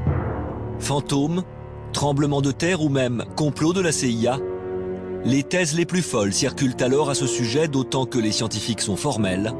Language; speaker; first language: French; native; French